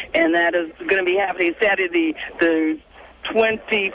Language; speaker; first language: English; non-native, learner; Spanish